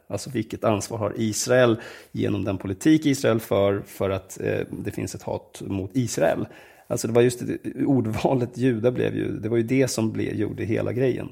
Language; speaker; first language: Swedish; native; Swedish